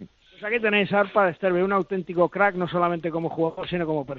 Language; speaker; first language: Spanish; native; Spanish